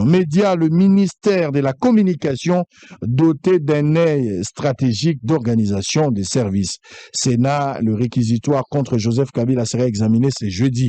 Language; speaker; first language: French; non-native, local second language; Lingala